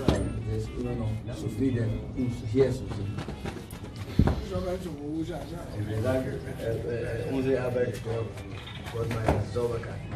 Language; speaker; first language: German; non-native, learner; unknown